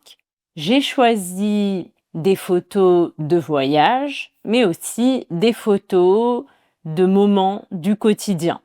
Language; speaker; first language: French; native; French